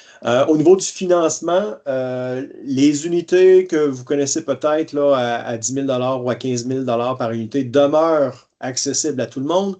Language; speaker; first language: French; native; French